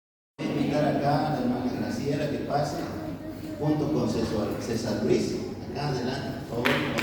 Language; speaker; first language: Spanish; native; Spanish